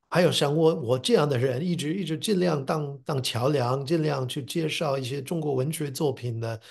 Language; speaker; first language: Chinese; non-native, fluent; English